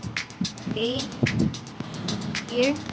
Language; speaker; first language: English; non-native, local second language; Filipino